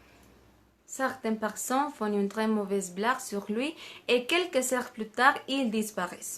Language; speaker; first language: French; non-native, learner; Spanish